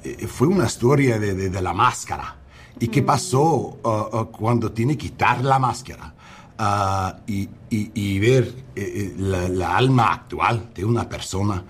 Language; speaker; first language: Spanish; non-native, learner; English